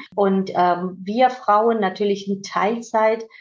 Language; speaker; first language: German; non-native, fluent; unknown